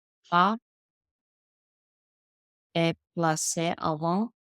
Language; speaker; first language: French; non-native, learner; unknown